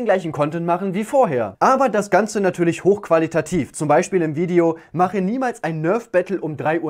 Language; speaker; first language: German; native; German